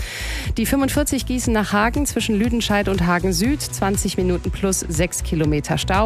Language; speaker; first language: German; native; German